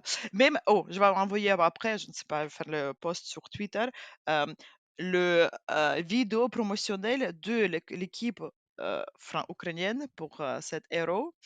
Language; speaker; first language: French; non-native, fluent; Ukrainian